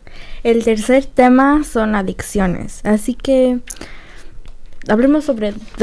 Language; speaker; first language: Spanish; early bilingual, other home language; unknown